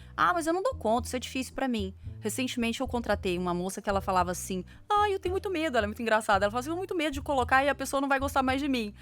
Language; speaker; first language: Portuguese; native; Portuguese